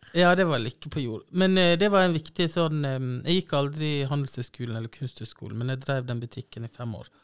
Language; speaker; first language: Norwegian; native; Norwegian